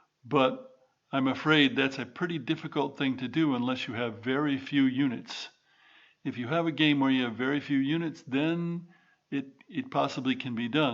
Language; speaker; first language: English; native; English